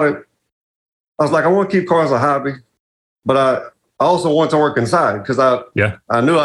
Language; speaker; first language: English; native; English